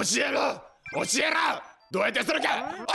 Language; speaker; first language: Japanese; native; Japanese